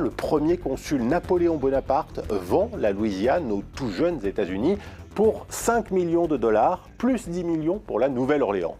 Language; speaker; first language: French; native; French